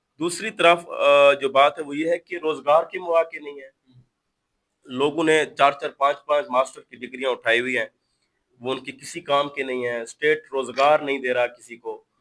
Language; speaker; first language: Urdu; non-native, local second language; Baluchi